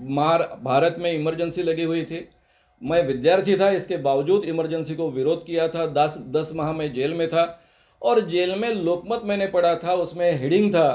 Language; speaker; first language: Hindi; non-native, local second language; Marathi